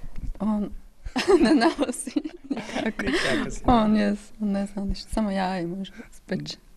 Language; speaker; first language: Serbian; non-native, learner; Turkish